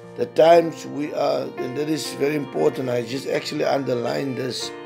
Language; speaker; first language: English; non-native, local second language; Afrikaans